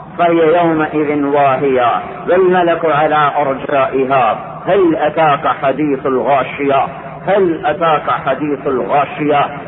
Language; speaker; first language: Urdu; non-native, local second language; Punjabi